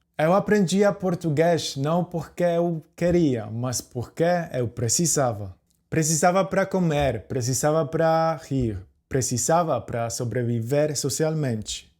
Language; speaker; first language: Portuguese; non-native, fluent; Polish